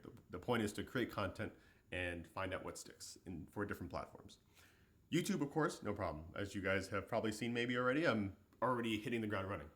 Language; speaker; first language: English; native; English